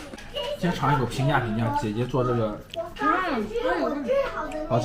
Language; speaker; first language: Chinese; non-native, fluent; English